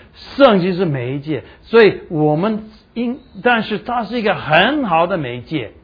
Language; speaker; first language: Chinese; non-native, fluent; English